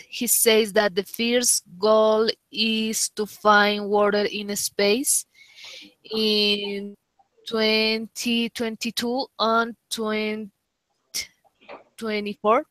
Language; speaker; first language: English; non-native, learner; Spanish